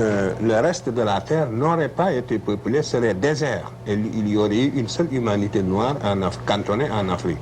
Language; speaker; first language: French; non-native, local second language; Wolof